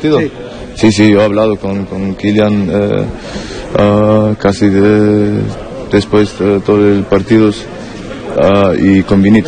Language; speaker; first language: Spanish; non-native, learner; German